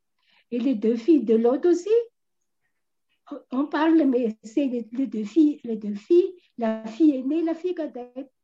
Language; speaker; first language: French; non-native, local second language; Malagasy